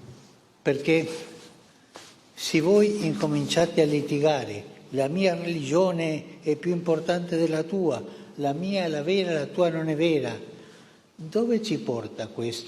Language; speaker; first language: Italian; early bilingual, heritage; Spanish